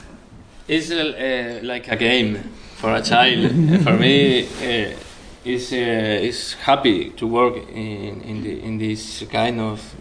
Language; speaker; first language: English; non-native, learner; Spanish